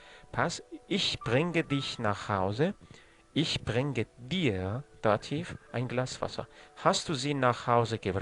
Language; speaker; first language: German; non-native, fluent; Persian